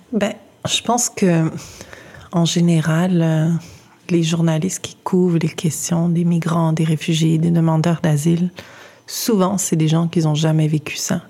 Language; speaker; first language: French; early bilingual, other home language; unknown